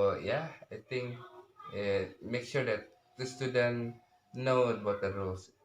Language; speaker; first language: English; non-native, learner; Indonesian